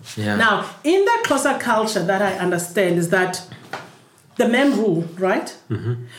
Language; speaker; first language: English; non-native, fluent; Xhosa